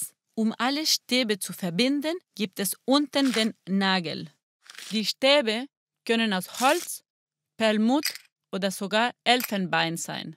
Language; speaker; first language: German; non-native, fluent; Spanish